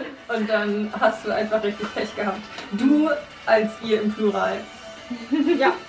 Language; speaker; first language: German; native; German